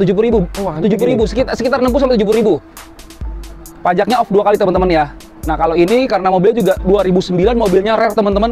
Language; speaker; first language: Indonesian; native; Indonesian